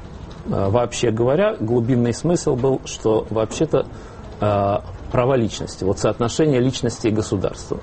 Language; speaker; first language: Russian; native; Russian